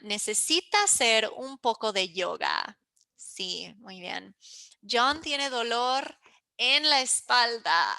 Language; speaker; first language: Spanish; early bilingual, heritage; English